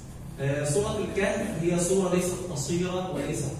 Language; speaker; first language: Indonesian; non-native, learner; Arabic